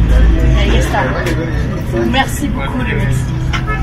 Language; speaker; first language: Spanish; non-native, fluent; French